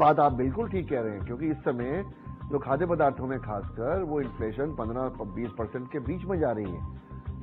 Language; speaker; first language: Hindi; native; Hindi